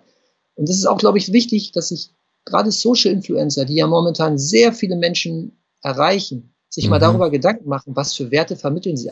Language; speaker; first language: German; native; German